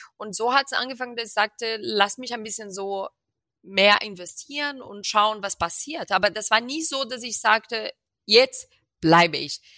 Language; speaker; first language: German; non-native, fluent; Portuguese